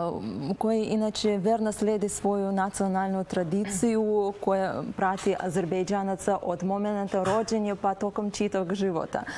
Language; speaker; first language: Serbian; non-native, learner; Azerbaijani